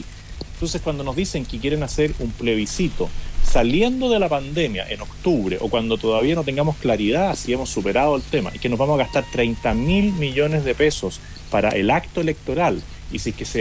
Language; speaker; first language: Spanish; native; Spanish